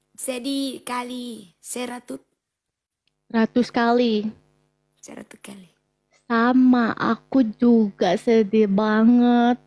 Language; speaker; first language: Indonesian; non-native, learner; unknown